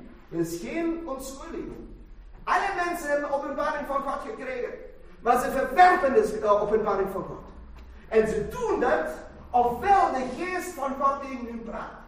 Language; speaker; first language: Dutch; non-native, fluent; German